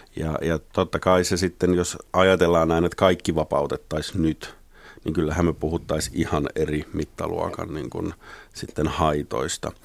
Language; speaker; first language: Finnish; native; Finnish